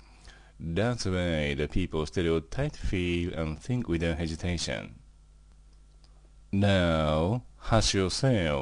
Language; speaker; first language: English; non-native, fluent; Japanese